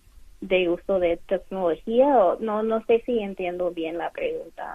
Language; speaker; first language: Spanish; non-native, fluent; English